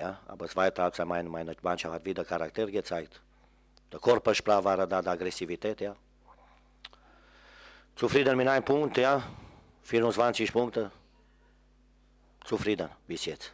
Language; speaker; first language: German; non-native, fluent; Romanian